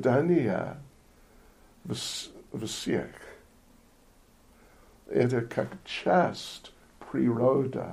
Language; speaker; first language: Russian; non-native, learner; English